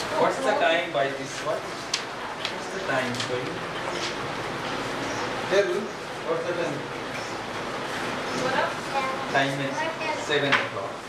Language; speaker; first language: English; non-native, local second language; Hindi